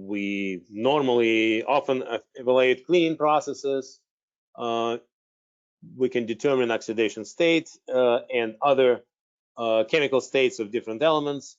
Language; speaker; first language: English; non-native, fluent; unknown